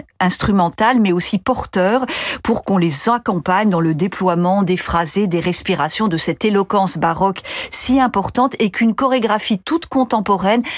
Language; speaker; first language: French; native; French